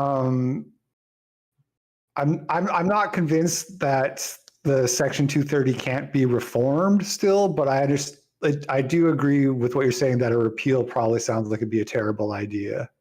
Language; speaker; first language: English; native; English